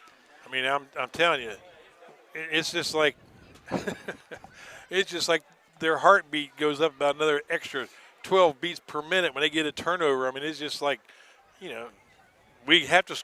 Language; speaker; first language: English; native; English